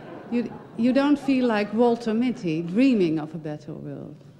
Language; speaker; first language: English; non-native, fluent; Dutch